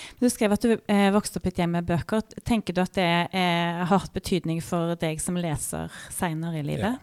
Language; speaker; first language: Norwegian; native; Norwegian